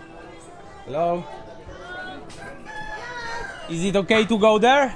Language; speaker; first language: English; non-native, learner; Polish